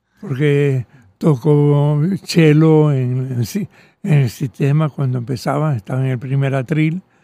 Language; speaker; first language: Spanish; early bilingual, other home language; Catalan